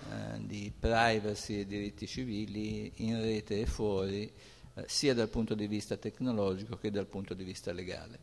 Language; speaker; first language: Italian; native; Italian